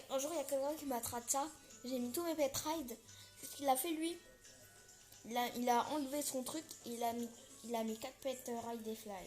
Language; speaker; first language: French; native; French